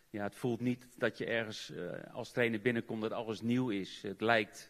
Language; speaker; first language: Spanish; non-native, fluent; Dutch